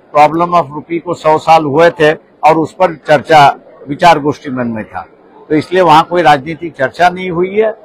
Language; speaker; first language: Hindi; non-native, local second language; Marathi